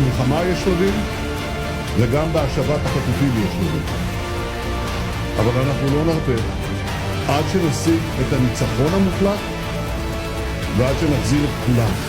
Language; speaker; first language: Hebrew; native; Hebrew